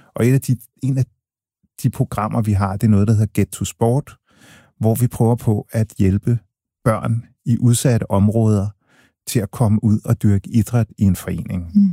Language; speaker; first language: Danish; early bilingual, other home language; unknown